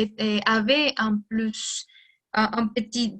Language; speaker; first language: French; non-native, learner; Spanish